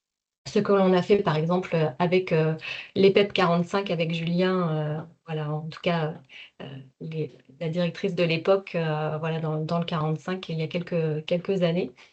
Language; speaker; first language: French; native; French